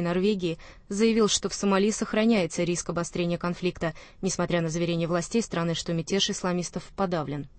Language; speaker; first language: Russian; native; Russian